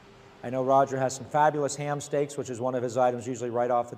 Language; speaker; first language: English; native; English